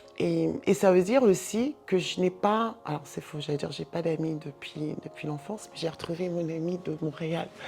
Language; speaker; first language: French; native; French